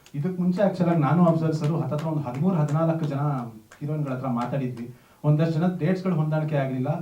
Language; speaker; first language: Kannada; native; Kannada